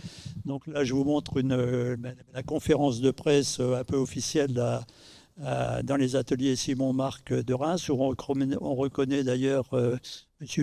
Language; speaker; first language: French; native; French